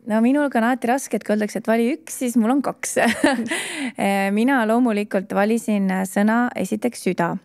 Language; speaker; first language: Estonian; native; Estonian